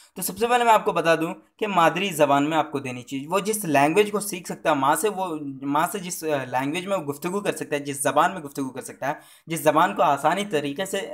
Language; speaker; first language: Hindi; native; Hindi